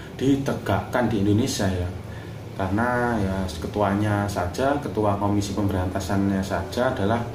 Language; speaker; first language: Indonesian; non-native, local second language; Javanese